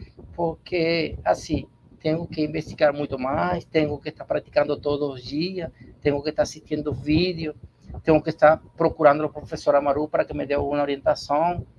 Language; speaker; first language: Portuguese; non-native, learner; Spanish